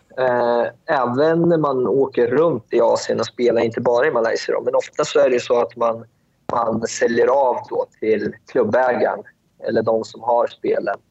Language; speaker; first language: Swedish; early bilingual, other home language; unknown